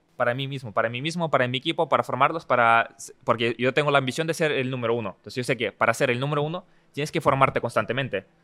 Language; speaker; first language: Spanish; early bilingual, other home language; Russian